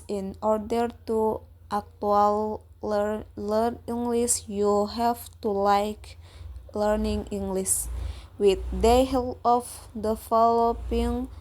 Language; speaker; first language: English; non-native, learner; Indonesian